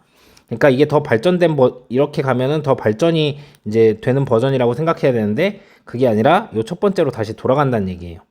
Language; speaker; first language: Korean; native; Korean